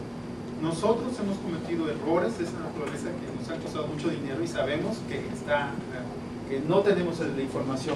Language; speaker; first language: Spanish; native; Spanish